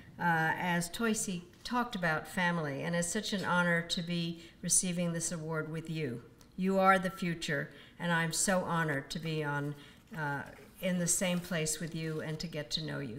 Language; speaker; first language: English; early bilingual, other home language; Czech